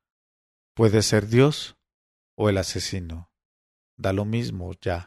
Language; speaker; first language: Spanish; native; Spanish